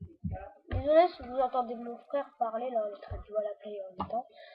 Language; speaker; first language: French; native; French